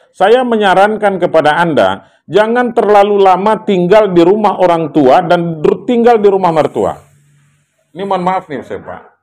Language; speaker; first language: Indonesian; non-native, local second language; Minangkabau